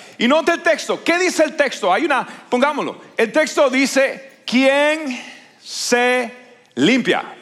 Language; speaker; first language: Spanish; native; Spanish